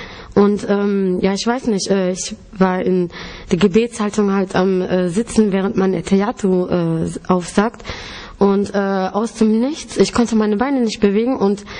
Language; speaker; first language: German; early bilingual, other home language; Greek